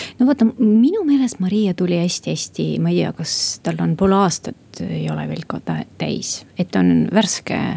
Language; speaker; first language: Estonian; non-native, local second language; Russian